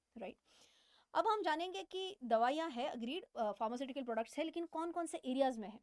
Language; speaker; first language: Hindi; non-native, local second language; Marathi